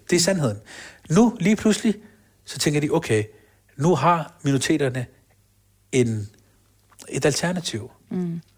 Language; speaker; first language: Danish; early bilingual, other home language; Urdu